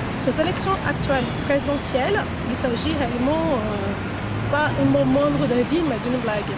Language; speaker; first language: French; non-native, fluent; Portuguese